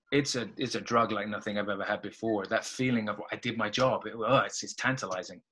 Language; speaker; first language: English; native; English